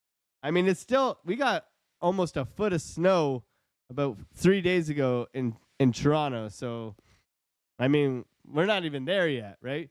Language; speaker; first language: English; native; English